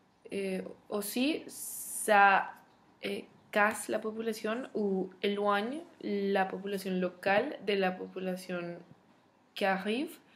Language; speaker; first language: French; non-native, fluent; Spanish